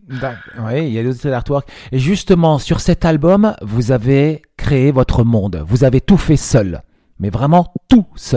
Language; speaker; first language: French; native; French